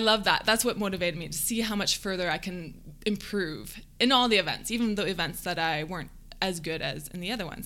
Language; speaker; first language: English; native; English